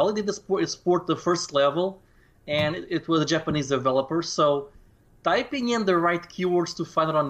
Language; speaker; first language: English; non-native, fluent; Portuguese